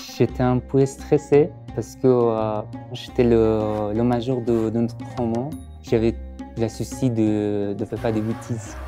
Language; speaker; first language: French; non-native, fluent; Persian